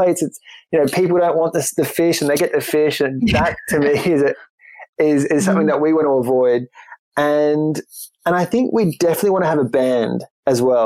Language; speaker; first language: English; native; English